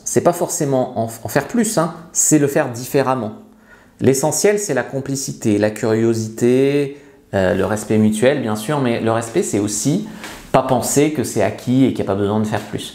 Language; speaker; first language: French; native; French